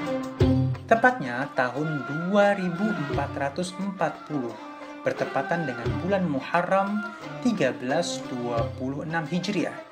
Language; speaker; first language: Indonesian; native; Indonesian